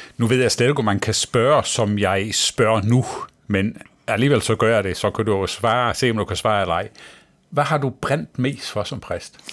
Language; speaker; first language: Danish; native; Danish